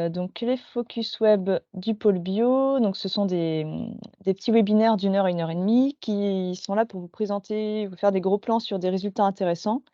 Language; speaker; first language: French; native; French